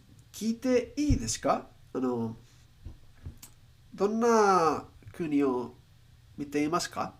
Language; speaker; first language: Japanese; non-native, learner; Spanish